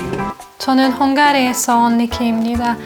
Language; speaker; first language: Korean; non-native, fluent; Hungarian